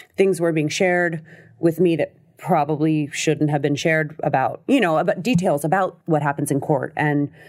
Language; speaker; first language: English; native; English